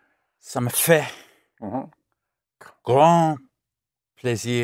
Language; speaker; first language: French; non-native, learner; English